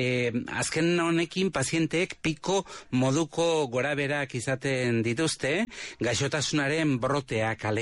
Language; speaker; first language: Basque; native; Basque